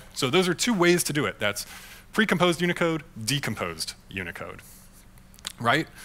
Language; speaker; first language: English; native; English